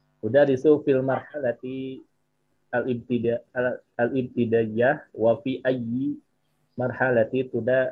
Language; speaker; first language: Arabic; non-native, learner; Indonesian